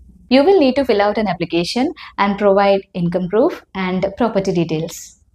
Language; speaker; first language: English; non-native, local second language; Telugu